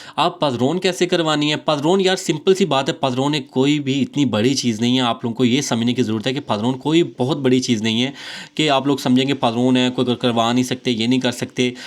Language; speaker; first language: Urdu; non-native, local second language; Punjabi